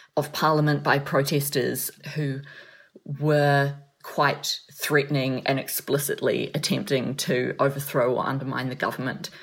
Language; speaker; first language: English; native; English